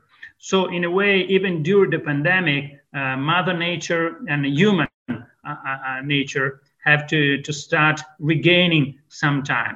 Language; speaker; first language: English; non-native, fluent; Italian